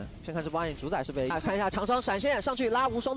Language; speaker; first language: Chinese; native; Chinese